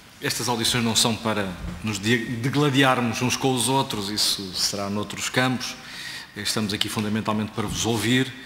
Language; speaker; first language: Portuguese; native; Portuguese